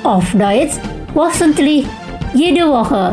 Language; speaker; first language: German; non-native, fluent; Indonesian